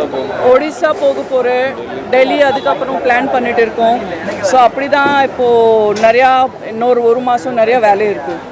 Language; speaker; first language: Tamil; non-native, fluent; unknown